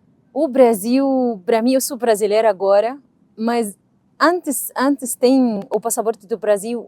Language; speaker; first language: Portuguese; non-native, learner; Arabic